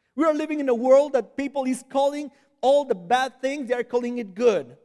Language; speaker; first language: English; non-native, fluent; Spanish